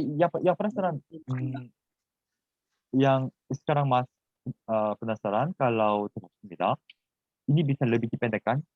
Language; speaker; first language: Indonesian; non-native, fluent; Korean